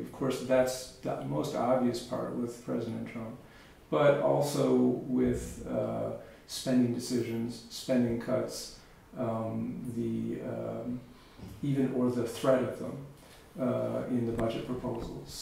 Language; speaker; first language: English; native; English